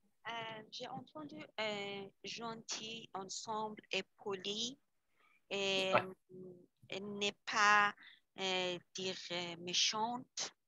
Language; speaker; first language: French; non-native, learner; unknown